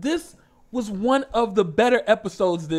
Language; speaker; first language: English; native; English